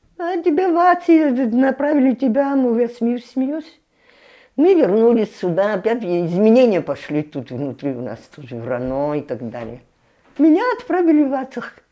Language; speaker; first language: Russian; non-native, local second language; Abkhazian